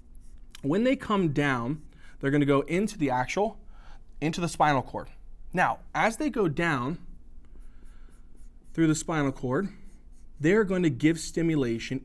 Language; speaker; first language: English; native; English